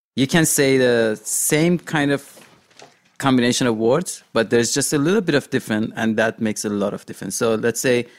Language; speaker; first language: English; non-native, fluent; Portuguese